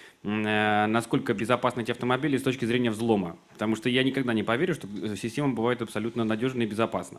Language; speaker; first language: Russian; native; Russian